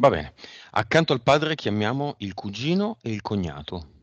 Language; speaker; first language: Italian; native; Italian